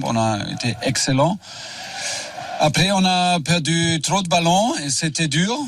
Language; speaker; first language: French; non-native, fluent; German